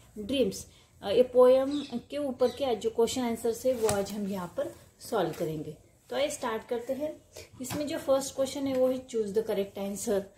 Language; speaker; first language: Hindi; non-native, local second language; Marathi